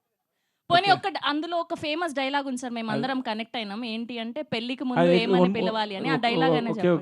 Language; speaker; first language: Telugu; native; Telugu